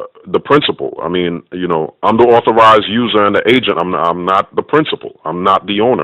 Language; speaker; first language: English; native; English